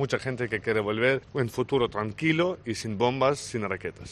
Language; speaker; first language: Spanish; non-native, learner; Ukrainian